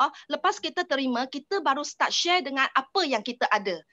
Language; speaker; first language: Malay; non-native, local second language; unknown